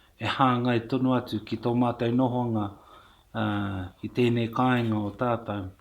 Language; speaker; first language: Māori; native; Māori